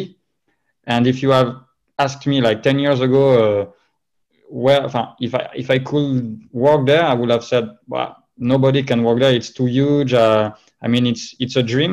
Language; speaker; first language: English; non-native, fluent; French